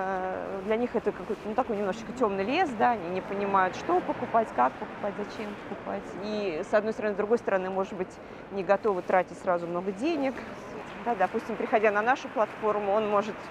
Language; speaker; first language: Russian; native; Russian